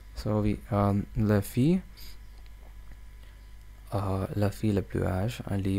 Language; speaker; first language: French; non-native, learner; English